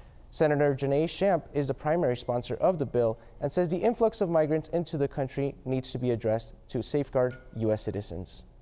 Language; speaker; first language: English; early bilingual, other home language; Spanish